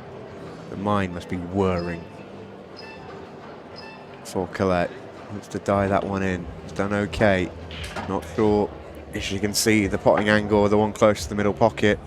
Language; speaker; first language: English; native; English